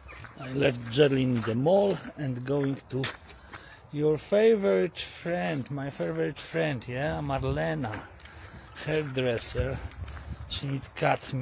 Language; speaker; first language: English; non-native, learner; Polish